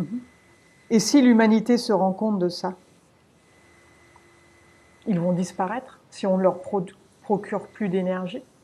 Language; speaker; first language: French; native; French